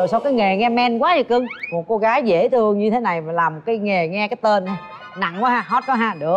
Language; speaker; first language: Vietnamese; native; Vietnamese